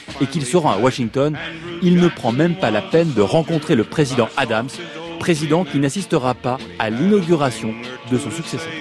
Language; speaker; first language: French; native; French